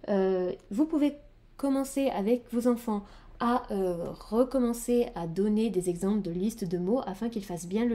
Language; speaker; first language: French; native; French